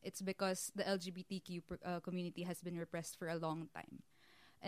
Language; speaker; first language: English; non-native, local second language; Filipino